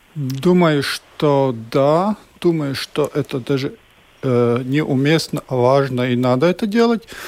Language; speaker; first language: Russian; non-native, local second language; Latvian